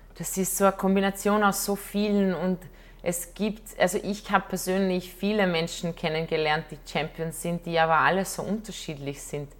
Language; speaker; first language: German; non-native, fluent; Croatian